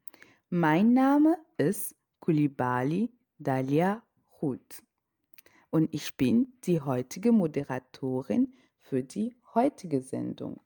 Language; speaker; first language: German; non-native, fluent; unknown